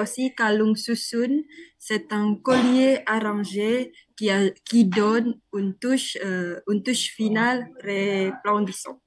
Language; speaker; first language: French; non-native, learner; Indonesian